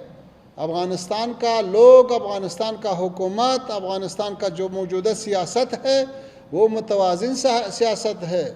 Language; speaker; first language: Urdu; non-native, fluent; Pashto